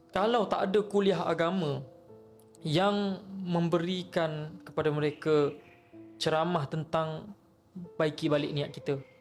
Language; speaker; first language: Malay; native; Malay